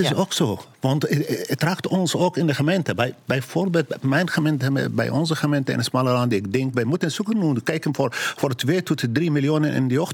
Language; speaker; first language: Dutch; non-native, learner; Arabic